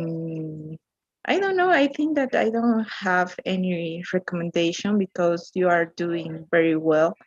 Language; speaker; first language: English; non-native, learner; Spanish